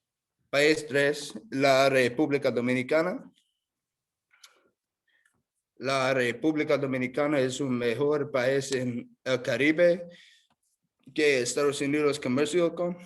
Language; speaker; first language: Spanish; non-native, learner; English